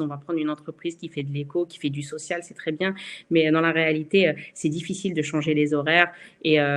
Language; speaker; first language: French; native; French